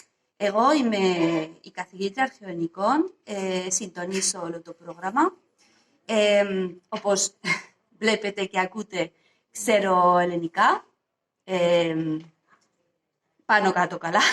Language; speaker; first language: Greek; non-native, fluent; Spanish